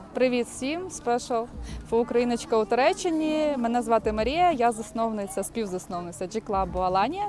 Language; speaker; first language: Ukrainian; native; Ukrainian